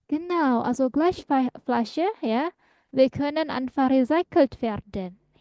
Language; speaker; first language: German; non-native, fluent; Indonesian